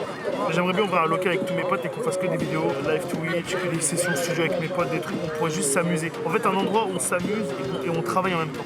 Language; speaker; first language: French; native; French